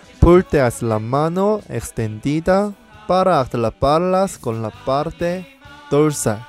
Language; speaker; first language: Spanish; non-native, learner; Korean